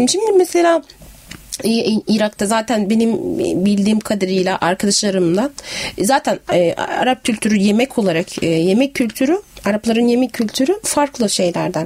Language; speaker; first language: Turkish; non-native, fluent; Arabic